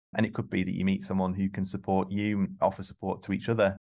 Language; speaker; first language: English; native; English